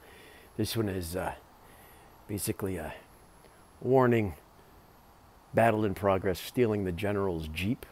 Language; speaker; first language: English; native; English